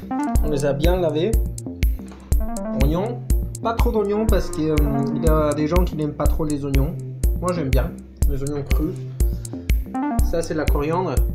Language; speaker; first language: French; non-native, fluent; Spanish